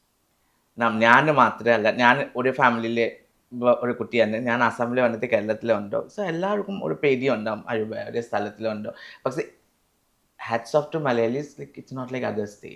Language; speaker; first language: Malayalam; non-native, fluent; Assamese